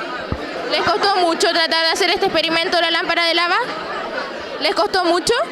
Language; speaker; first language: Spanish; native; Spanish